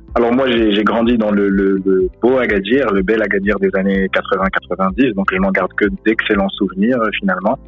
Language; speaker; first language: French; non-native, local second language; Arabic